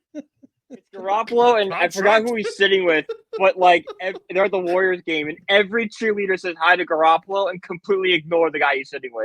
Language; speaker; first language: English; native; English